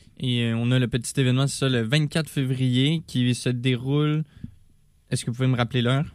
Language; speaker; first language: French; native; French